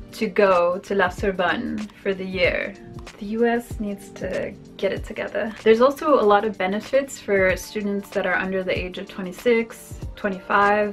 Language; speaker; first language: English; native; English